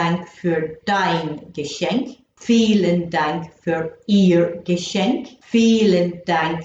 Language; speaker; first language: German; non-native, fluent; English